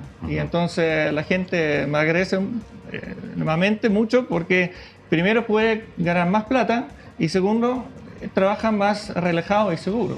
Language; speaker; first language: Spanish; non-native, fluent; Dutch